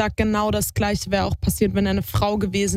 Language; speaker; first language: German; native; German